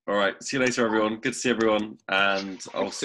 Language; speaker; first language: English; native; English